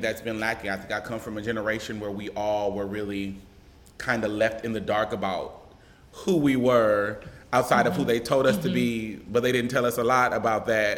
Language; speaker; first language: English; native; English